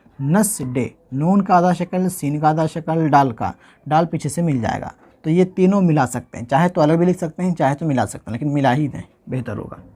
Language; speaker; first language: Hindi; native; Hindi